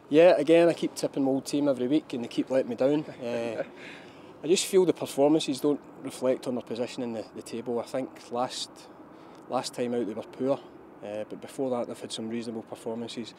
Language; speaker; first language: English; native; English